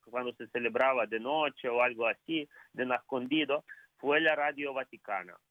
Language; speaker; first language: Spanish; non-native, fluent; Ukrainian